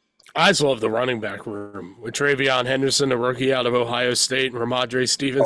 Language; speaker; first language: English; native; English